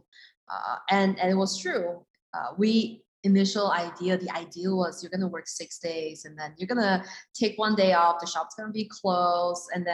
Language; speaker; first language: English; non-native, local second language; Chinese